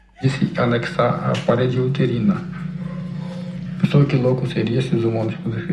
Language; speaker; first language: Portuguese; native; Portuguese